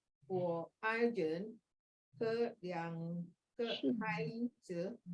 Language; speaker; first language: Chinese; non-native, learner; Indonesian